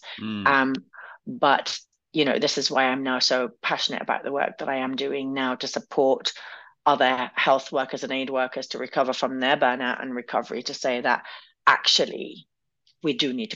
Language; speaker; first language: English; early bilingual, other home language; Arabic